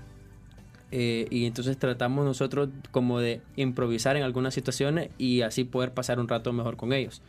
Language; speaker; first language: Spanish; native; Spanish